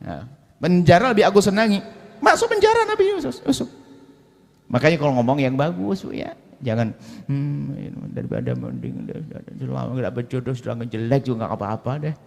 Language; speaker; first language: Indonesian; native; Indonesian